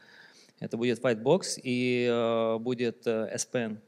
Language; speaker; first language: Russian; non-native, local second language; Lithuanian